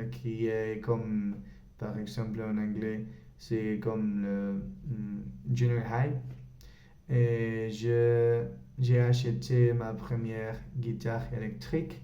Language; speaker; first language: French; non-native, learner; Spanish